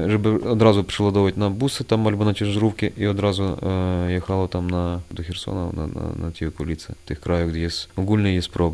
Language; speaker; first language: Polish; non-native, learner; Ukrainian